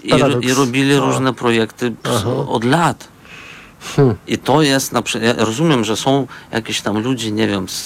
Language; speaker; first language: Polish; non-native, fluent; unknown